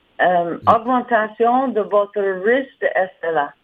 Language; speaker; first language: French; non-native, learner; English